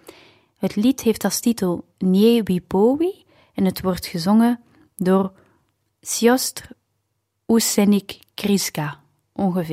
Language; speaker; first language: Dutch; native; Dutch